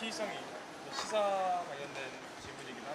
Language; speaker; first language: Korean; native; Korean